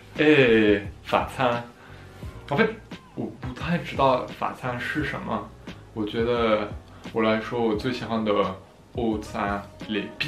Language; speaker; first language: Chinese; non-native, fluent; French